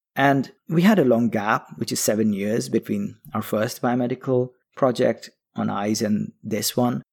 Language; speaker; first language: English; non-native, local second language; Bangla